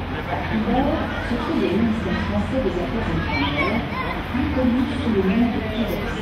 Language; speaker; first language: French; native; French